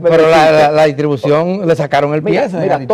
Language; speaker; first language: Spanish; native; Spanish